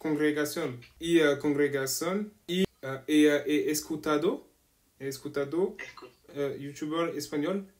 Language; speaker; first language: Spanish; non-native, learner; French